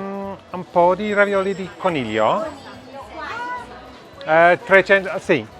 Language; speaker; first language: Italian; non-native, learner; English